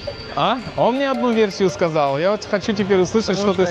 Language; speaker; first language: Russian; native; Russian